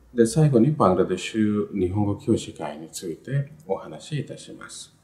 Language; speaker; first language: Japanese; non-native, fluent; Bangla